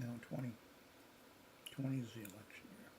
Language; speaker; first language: English; native; English